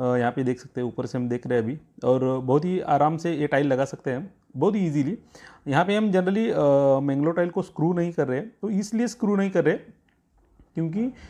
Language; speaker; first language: Hindi; non-native, local second language; Marathi